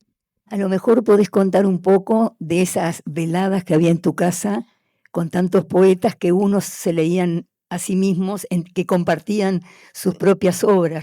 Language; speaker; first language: Spanish; native; Spanish